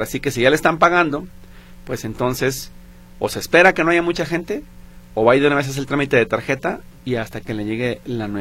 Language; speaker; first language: Spanish; native; Spanish